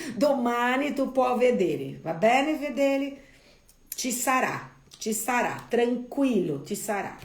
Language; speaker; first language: Italian; non-native, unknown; Portuguese